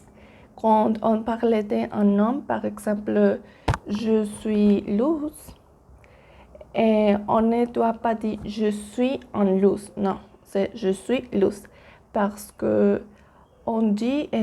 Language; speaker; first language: French; non-native, learner; Spanish